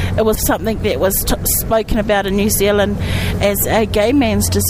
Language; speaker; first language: English; native; English